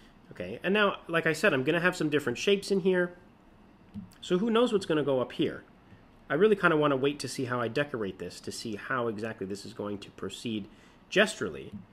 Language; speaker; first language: English; native; English